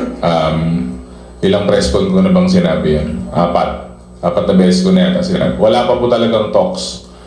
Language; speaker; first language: Filipino; native; Filipino